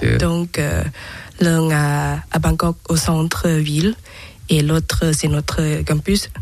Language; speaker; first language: French; non-native, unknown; Thai